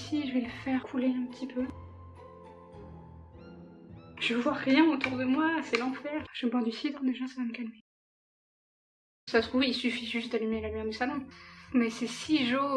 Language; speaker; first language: French; native; French